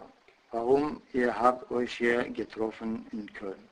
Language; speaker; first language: German; non-native, fluent; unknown